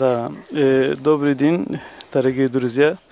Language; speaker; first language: Russian; non-native, fluent; Turkish